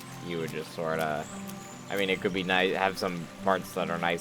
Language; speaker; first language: English; native; English